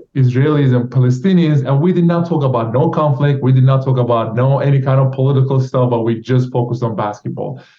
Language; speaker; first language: English; non-native, fluent; Turkish